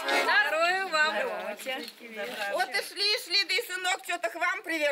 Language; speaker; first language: Russian; native; Russian